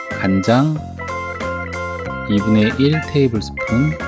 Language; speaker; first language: Korean; native; Korean